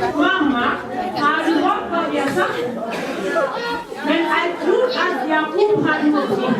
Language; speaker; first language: Swedish; non-native, fluent; Somali